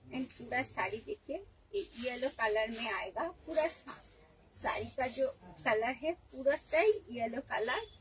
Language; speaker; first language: Hindi; non-native, local second language; Bangla